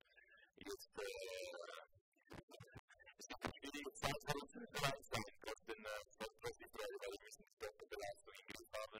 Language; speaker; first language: German; non-native, local second language; Italian